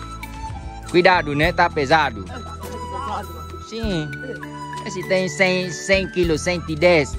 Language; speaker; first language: Portuguese; non-native, learner; Vietnamese